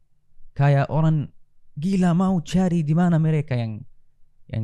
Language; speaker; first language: Indonesian; non-native, fluent; Arabic